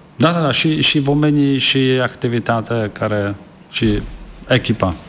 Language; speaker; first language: Romanian; non-native, learner; Czech